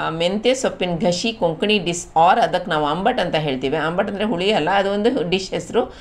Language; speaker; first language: Kannada; non-native, local second language; Konkani